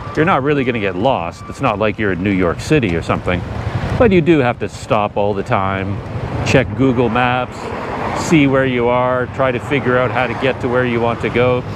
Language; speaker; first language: English; native; English